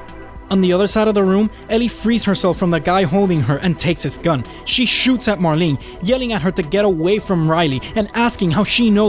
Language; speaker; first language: English; native; English